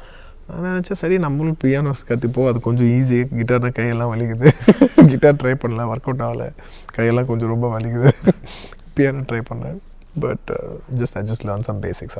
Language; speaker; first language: Tamil; non-native, local second language; Telugu